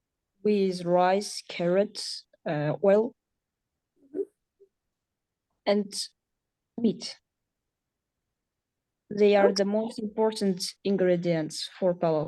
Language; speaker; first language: English; non-native, learner; Uzbek